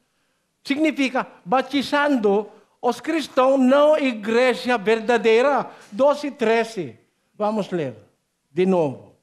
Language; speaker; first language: Portuguese; non-native, learner; Filipino